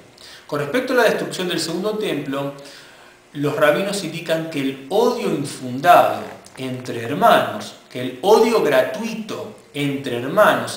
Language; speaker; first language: Spanish; native; Spanish